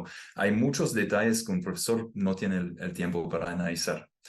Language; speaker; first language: Spanish; non-native, fluent; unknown